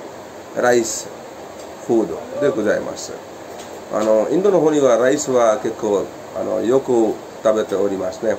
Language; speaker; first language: Japanese; non-native, fluent; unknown